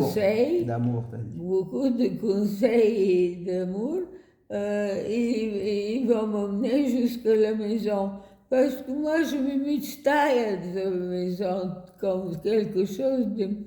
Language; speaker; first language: French; non-native, fluent; Bulgarian